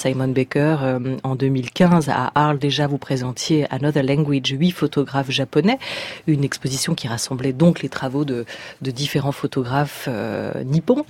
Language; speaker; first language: French; native; French